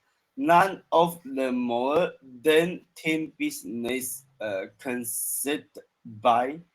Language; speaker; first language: English; non-native, learner; Chinese